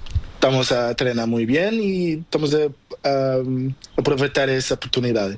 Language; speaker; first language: Spanish; non-native, learner; Portuguese